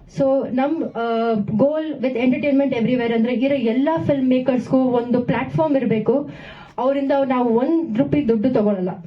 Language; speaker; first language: Kannada; non-native, local second language; Tamil